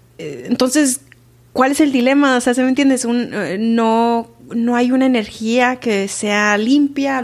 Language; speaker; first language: Spanish; early bilingual, heritage; Spanish